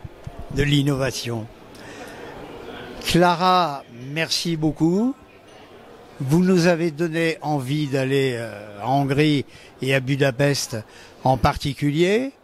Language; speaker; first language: French; native; French